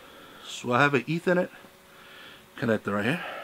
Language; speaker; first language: English; native; English